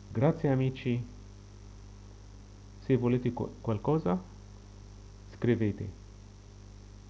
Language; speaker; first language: Italian; non-native, fluent; Arabic